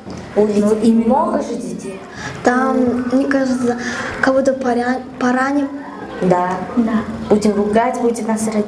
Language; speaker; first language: Russian; non-native, fluent; Mongolian